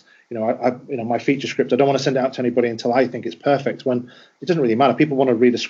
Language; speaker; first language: English; native; English